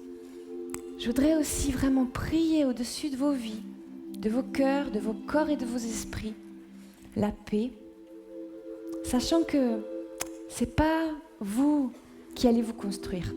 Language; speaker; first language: French; native; French